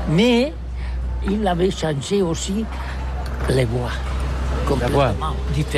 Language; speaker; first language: French; non-native, learner; Catalan